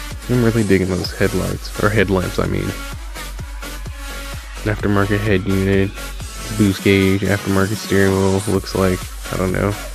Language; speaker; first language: English; native; English